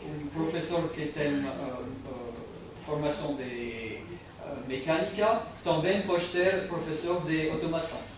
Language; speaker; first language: Portuguese; non-native, fluent; French